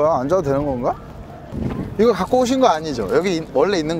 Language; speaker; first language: Korean; native; Korean